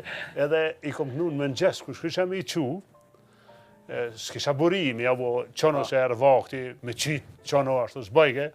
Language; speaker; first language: Albanian; native; Albanian